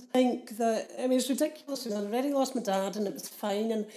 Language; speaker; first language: English; native; English